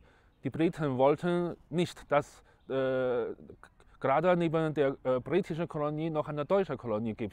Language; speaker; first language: German; non-native, fluent; Chinese